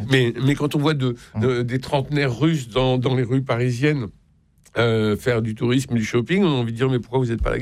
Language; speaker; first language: French; native; French